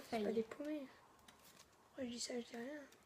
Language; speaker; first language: French; native; French